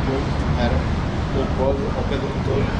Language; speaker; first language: Portuguese; native; Portuguese